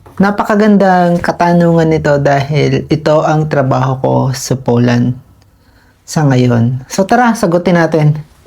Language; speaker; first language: Filipino; native; Filipino